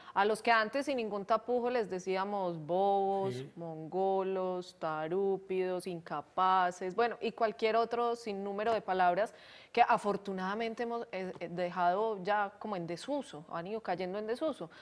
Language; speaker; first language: Spanish; native; Spanish